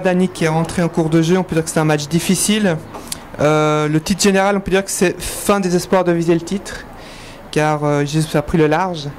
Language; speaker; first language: French; native; French